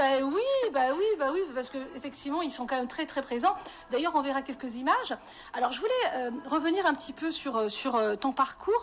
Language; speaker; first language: French; native; French